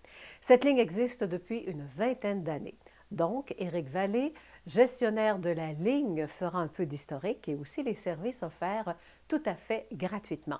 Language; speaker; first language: French; native; French